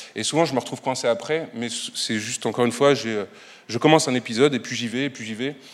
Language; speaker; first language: French; native; French